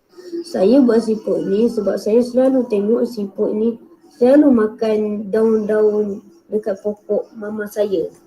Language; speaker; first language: Malay; native; Malay